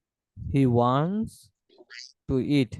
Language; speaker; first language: English; non-native, fluent; Bangla